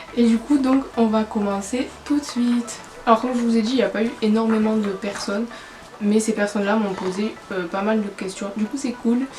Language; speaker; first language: French; native; French